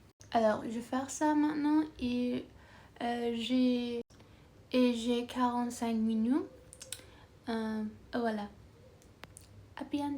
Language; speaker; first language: French; non-native, learner; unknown